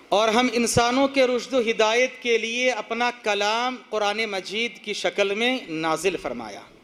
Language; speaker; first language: Urdu; native; Urdu